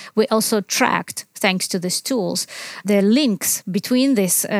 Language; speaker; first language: English; non-native, fluent; Ukrainian